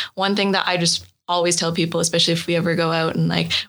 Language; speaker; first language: English; native; English